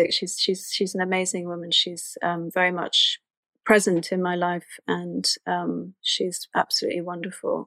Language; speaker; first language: English; native; English